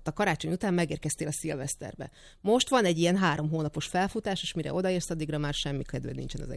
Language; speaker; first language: Hungarian; native; Hungarian